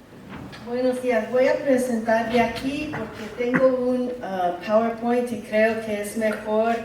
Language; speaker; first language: Spanish; early bilingual, heritage; English